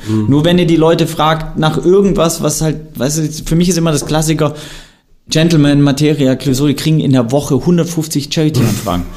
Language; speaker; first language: German; native; German